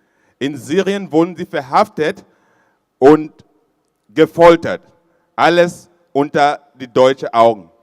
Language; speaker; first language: German; non-native, fluent; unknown